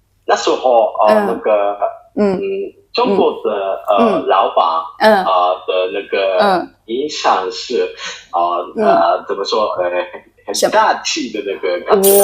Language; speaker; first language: Chinese; non-native, fluent; Japanese